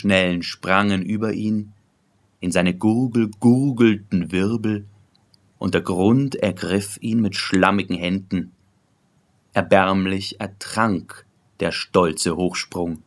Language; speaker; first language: German; native; German